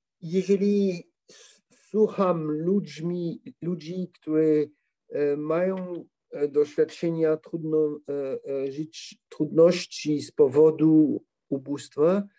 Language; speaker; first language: Polish; non-native, learner; French